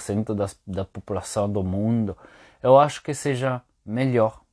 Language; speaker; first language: Portuguese; non-native, fluent; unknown